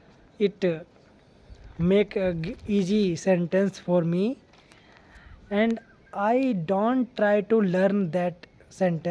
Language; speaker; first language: English; non-native, learner; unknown